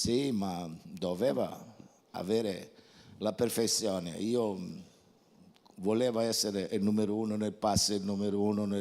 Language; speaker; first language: Italian; non-native, fluent; Portuguese